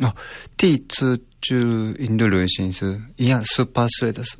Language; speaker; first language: Chinese; non-native, fluent; Japanese